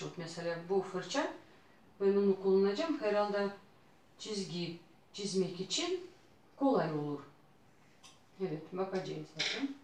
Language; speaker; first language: Turkish; non-native, learner; Russian